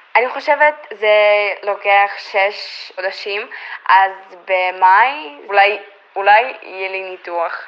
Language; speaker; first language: Hebrew; early bilingual, other home language; Russian